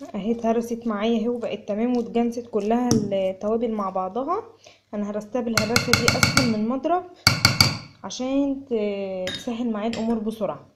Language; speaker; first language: Arabic; native; Arabic